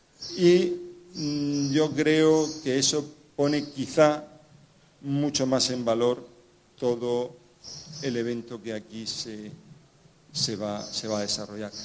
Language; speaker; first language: Spanish; native; Spanish